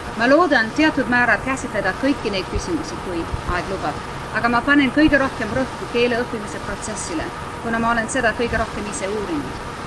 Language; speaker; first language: Estonian; non-native, fluent; English